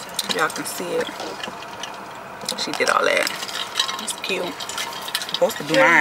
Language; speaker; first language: English; native; English